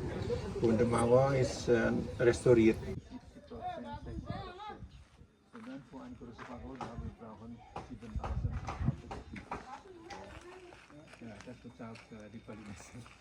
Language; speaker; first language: German; non-native, learner; Balinese